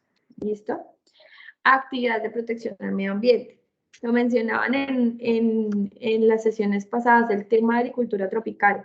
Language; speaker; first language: Spanish; native; Spanish